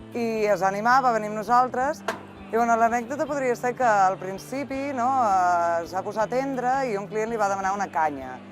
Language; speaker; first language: Catalan; native; Catalan